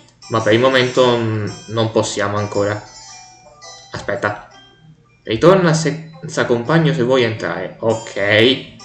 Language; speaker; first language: Italian; native; Italian